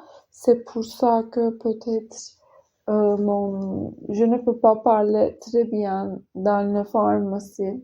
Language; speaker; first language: French; non-native, learner; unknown